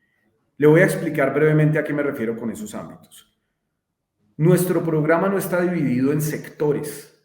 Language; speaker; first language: Spanish; native; Spanish